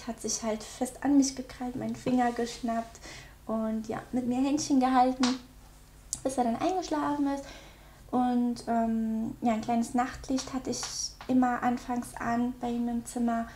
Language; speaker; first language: German; native; German